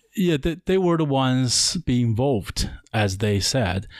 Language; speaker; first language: English; non-native, learner; Chinese